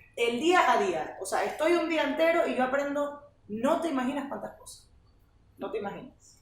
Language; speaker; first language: Spanish; native; Spanish